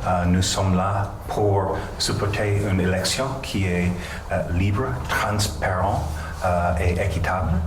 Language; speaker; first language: French; non-native, fluent; English